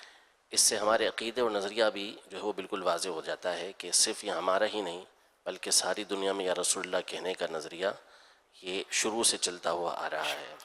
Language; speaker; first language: Urdu; native; Urdu